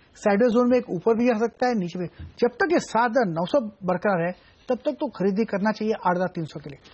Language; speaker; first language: Hindi; non-native, local second language; Gujarati